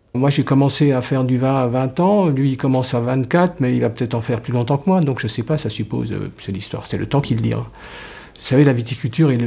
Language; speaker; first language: French; native; French